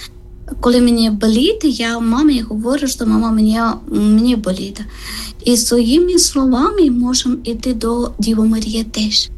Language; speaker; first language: Ukrainian; non-native, learner; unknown